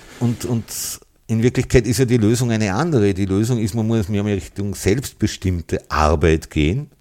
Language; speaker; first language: German; native; German